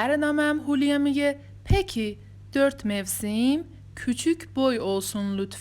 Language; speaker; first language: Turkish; non-native, fluent; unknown